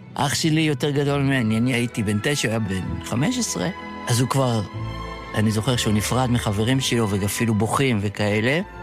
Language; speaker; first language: Hebrew; early bilingual, other home language; Yiddish